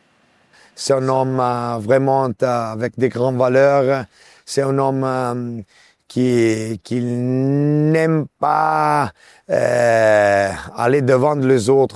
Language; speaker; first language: French; non-native, local second language; Italian